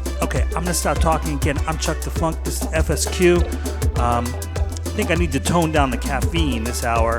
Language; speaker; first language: English; native; English